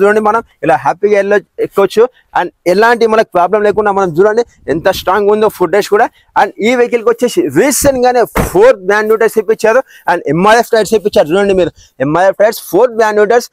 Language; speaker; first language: Telugu; native; Telugu